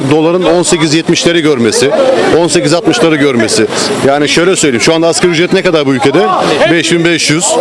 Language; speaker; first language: Turkish; native; Turkish